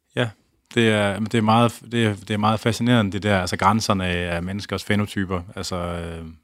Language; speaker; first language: Danish; native; Danish